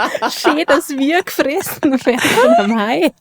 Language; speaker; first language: German; native; German